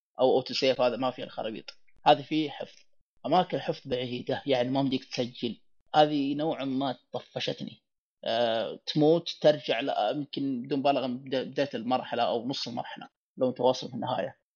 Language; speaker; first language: Arabic; native; Arabic